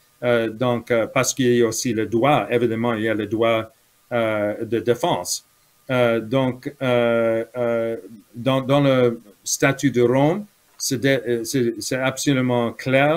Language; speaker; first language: French; non-native, fluent; English